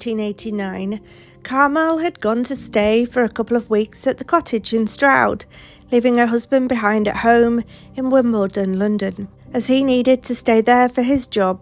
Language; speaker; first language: English; native; English